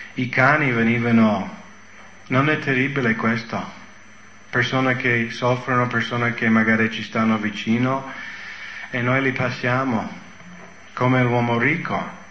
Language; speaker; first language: Italian; non-native, fluent; English